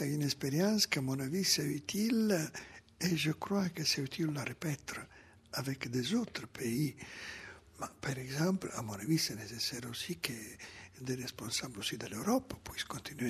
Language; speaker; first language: French; non-native, fluent; Italian